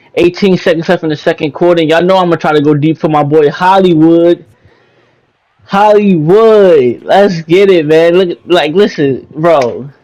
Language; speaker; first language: English; native; English